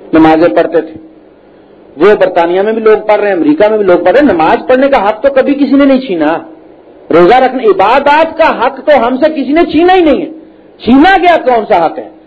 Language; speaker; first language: Urdu; non-native, local second language; Punjabi